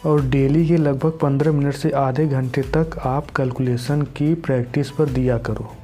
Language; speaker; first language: Hindi; native; Hindi